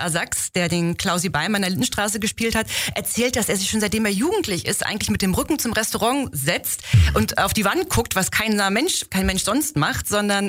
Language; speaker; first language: German; native; German